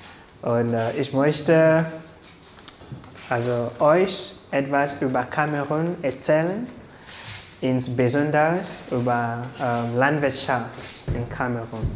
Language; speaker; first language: German; non-native, learner; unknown